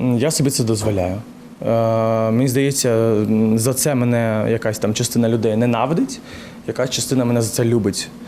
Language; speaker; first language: Ukrainian; native; Ukrainian